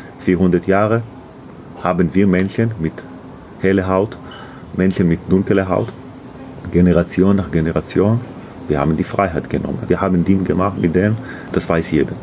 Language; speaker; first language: German; non-native, learner; Hebrew